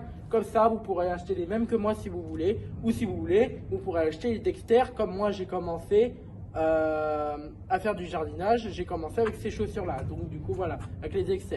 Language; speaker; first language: French; native; French